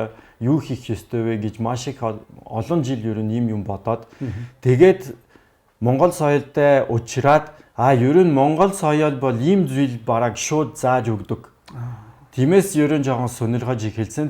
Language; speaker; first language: Mongolian; non-native, fluent; French